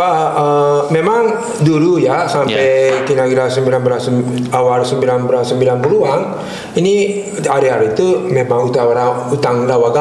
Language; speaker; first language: Indonesian; non-native, fluent; Japanese